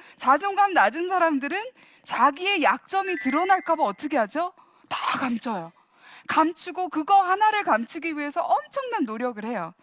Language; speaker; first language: Korean; early bilingual, heritage; Korean